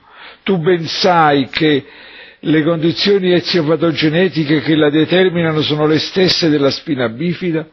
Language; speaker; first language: Italian; native; Italian